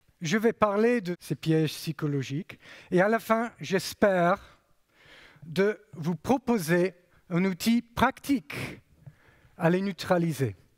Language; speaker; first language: French; non-native, fluent; English